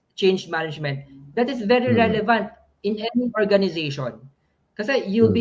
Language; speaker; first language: Filipino; native; Filipino